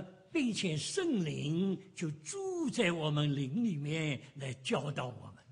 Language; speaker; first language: Chinese; native; Chinese